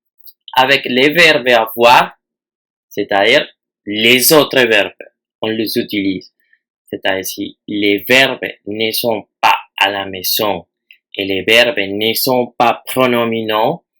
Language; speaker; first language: French; non-native, fluent; Spanish